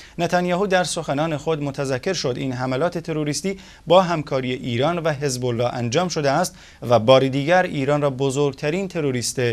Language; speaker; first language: Persian; non-native, local second language; Central Kurdish